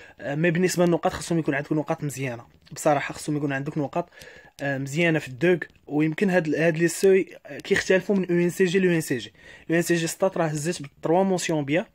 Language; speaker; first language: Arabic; native; Arabic